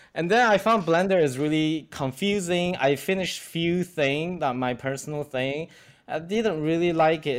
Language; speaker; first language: English; non-native, fluent; Chinese